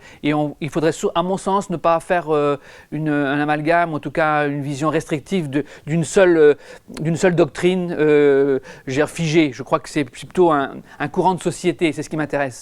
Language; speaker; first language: French; native; French